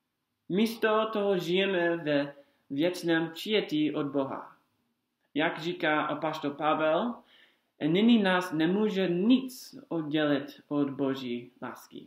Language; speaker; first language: Czech; non-native, fluent; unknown